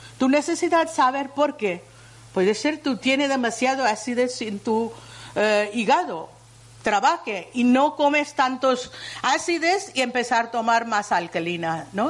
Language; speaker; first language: Spanish; non-native, learner; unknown